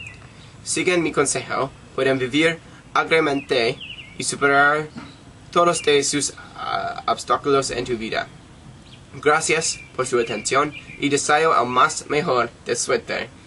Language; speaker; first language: Spanish; non-native, learner; English